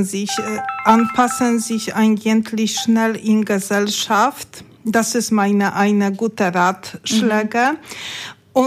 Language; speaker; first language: German; non-native, learner; Polish